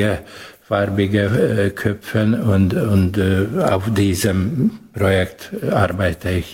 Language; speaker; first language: German; non-native, local second language; Hungarian